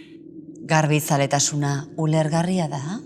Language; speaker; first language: Basque; native; Basque